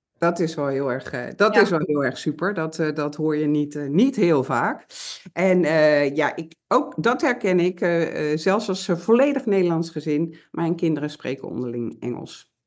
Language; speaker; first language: Dutch; native; Dutch